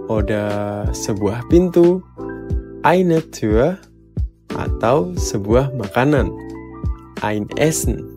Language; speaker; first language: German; non-native, fluent; Indonesian